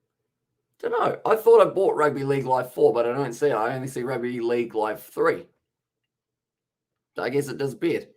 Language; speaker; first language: English; native; English